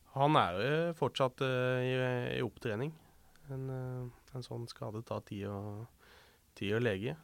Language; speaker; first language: Norwegian; native; Norwegian